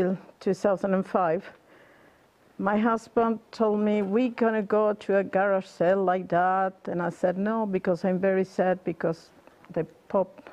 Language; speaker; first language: English; non-native, learner; Spanish